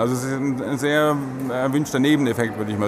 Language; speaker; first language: German; native; German